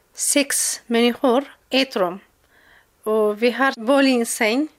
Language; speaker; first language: Swedish; non-native, learner; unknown